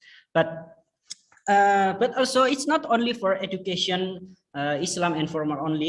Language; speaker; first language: English; non-native, fluent; Indonesian